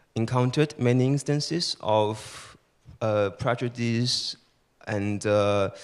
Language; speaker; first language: English; early bilingual, other home language; Chinese